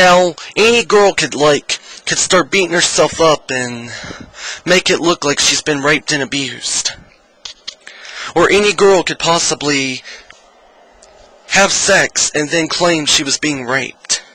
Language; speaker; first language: English; native; English